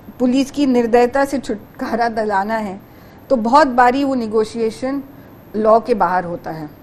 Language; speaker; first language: Hindi; native; Hindi